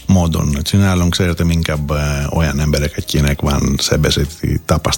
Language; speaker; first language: Hungarian; non-native, learner; Greek